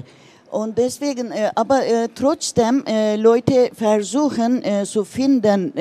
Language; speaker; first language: German; non-native, learner; Turkish